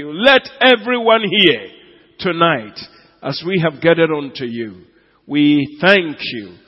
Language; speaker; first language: English; non-native, local second language; Igbo